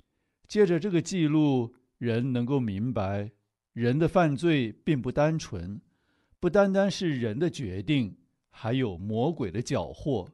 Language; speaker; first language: Chinese; native; Chinese